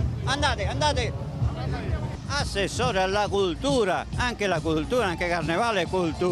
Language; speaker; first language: Italian; native; Italian